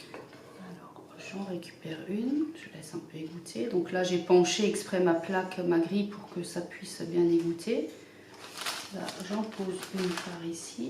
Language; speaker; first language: French; native; French